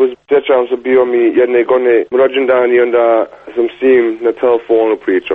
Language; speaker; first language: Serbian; early bilingual, heritage; Bosnian